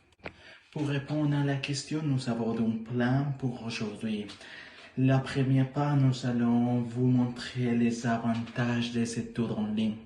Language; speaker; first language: French; non-native, learner; Spanish